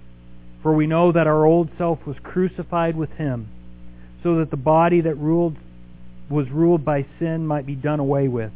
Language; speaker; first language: English; native; English